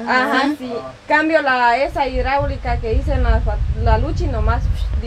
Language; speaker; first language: Spanish; native; Spanish